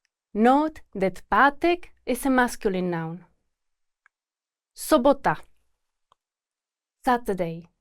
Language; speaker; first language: English; non-native, fluent; Czech